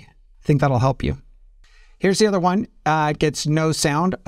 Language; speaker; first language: English; native; English